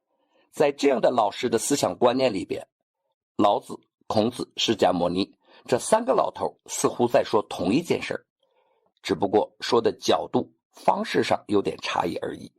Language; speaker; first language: Chinese; native; Chinese